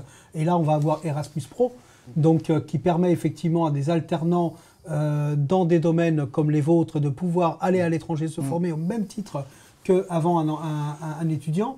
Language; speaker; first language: French; native; French